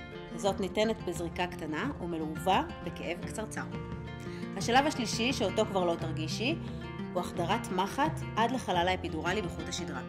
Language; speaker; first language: Hebrew; native; Hebrew